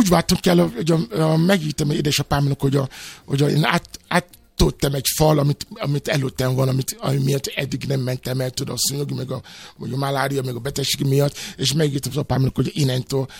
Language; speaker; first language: Hungarian; non-native, fluent; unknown